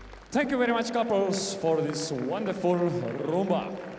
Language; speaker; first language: English; non-native, fluent; Estonian